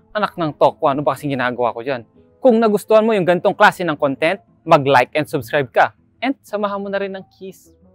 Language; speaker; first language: Filipino; native; Filipino